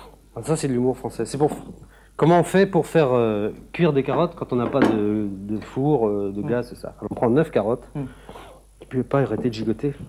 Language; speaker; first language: French; native; French